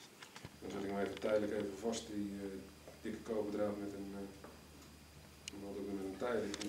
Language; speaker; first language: Dutch; native; Dutch